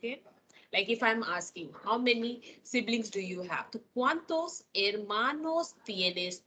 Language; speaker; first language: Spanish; non-native, fluent; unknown